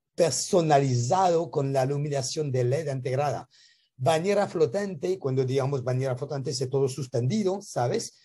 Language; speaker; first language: Spanish; non-native, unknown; French